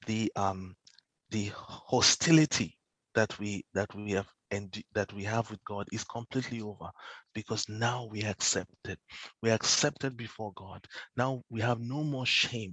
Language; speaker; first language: English; non-native, local second language; Yoruba